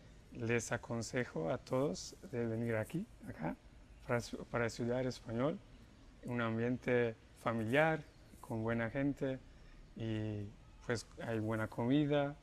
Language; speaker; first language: Spanish; non-native, fluent; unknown